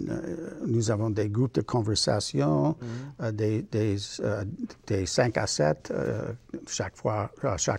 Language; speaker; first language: French; non-native, learner; English